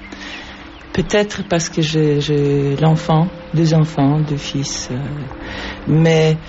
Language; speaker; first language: French; non-native, learner; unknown